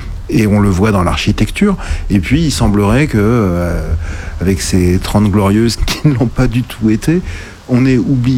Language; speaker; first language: French; native; French